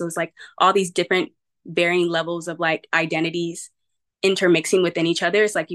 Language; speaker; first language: English; native; English